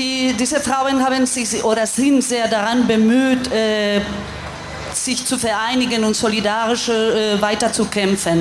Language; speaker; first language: German; non-native, fluent; Spanish